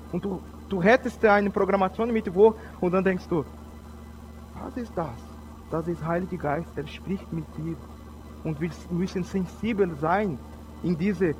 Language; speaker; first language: German; non-native, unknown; Portuguese